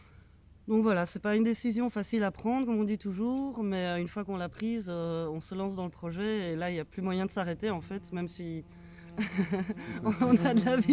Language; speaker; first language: French; native; French